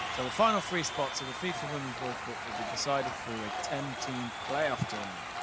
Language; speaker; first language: English; native; English